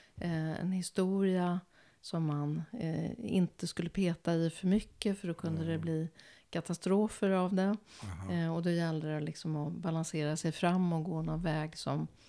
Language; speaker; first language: Swedish; early bilingual, other home language; Polish